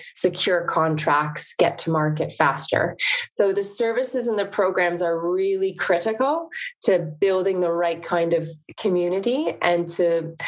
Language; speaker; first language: English; native; English